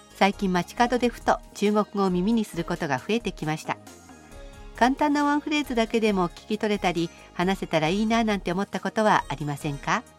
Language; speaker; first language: Japanese; native; Japanese